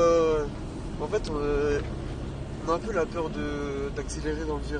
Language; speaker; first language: French; native; French